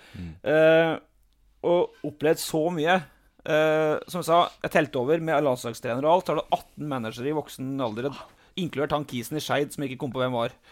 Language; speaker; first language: Norwegian; native; Norwegian